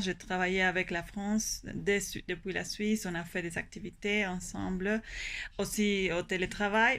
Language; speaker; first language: French; non-native, fluent; Spanish